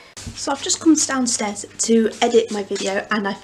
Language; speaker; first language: English; native; English